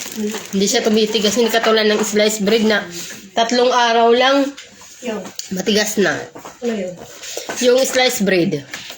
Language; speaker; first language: Filipino; non-native, local second language; Waray